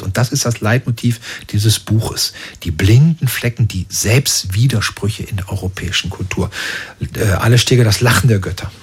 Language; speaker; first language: German; native; German